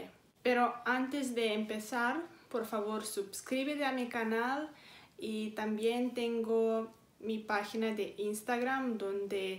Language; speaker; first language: Spanish; non-native, fluent; Romanian